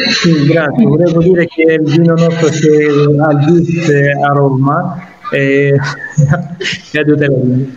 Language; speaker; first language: Italian; non-native, fluent; Arabic